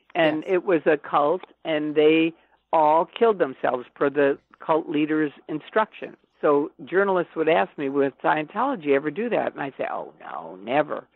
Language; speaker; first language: English; native; English